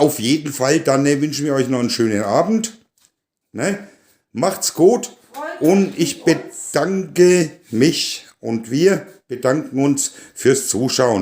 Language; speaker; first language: German; native; German